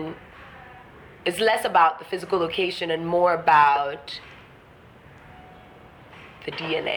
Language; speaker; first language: English; non-native, local second language; Ewe